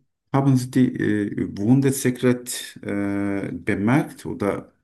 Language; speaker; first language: German; non-native, learner; Turkish